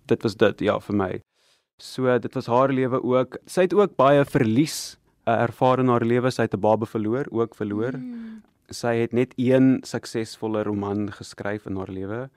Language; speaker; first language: Afrikaans; non-native, local second language; English